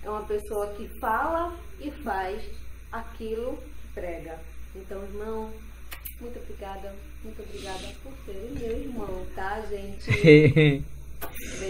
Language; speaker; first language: Portuguese; native; Portuguese